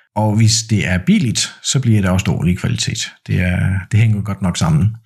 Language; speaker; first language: Danish; non-native, fluent; Polish